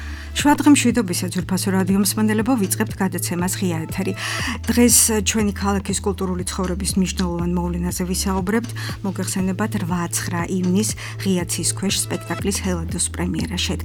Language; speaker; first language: Georgian; native; Georgian